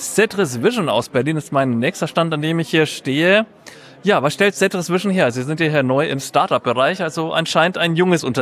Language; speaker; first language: German; native; German